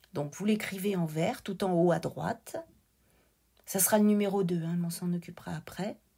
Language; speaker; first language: French; native; French